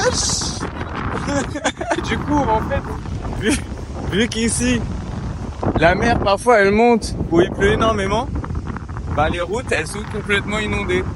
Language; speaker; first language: French; native; French